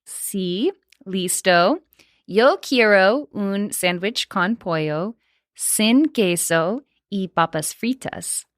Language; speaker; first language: Spanish; non-native, learner; English